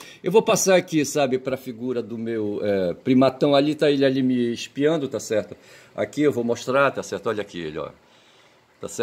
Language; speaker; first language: Portuguese; native; Portuguese